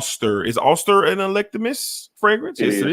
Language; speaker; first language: English; native; English